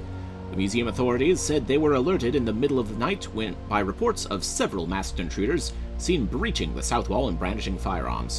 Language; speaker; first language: English; native; English